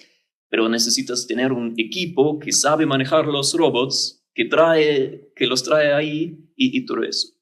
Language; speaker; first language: Spanish; non-native, fluent; German